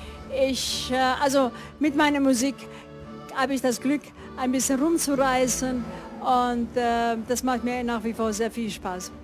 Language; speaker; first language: German; non-native, fluent; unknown